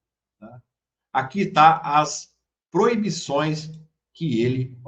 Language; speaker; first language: Portuguese; native; Portuguese